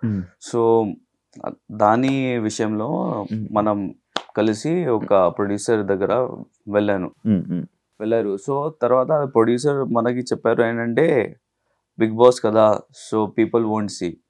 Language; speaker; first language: Telugu; non-native, local second language; Hindi